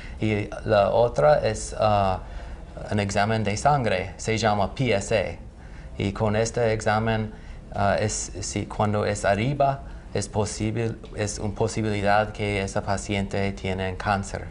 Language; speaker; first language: Spanish; non-native, learner; English